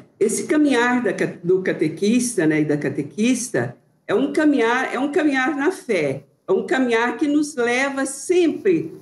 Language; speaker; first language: Portuguese; native; Portuguese